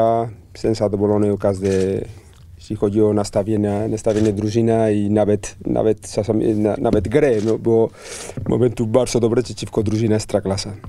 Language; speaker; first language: Polish; non-native, learner; Spanish